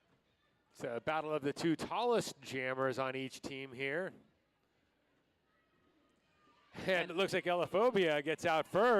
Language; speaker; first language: English; native; English